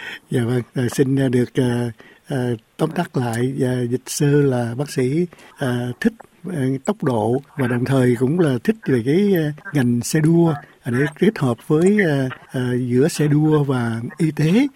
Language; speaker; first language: Vietnamese; native; Vietnamese